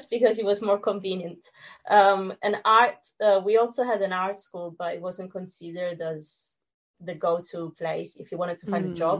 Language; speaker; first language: English; non-native, fluent; Italian